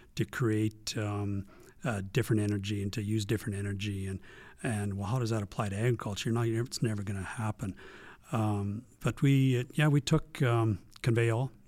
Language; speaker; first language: English; native; English